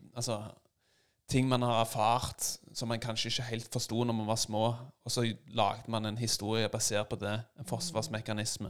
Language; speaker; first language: Norwegian; native; Norwegian